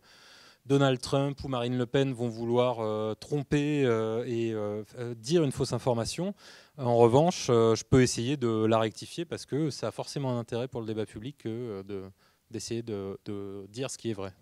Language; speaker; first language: French; native; French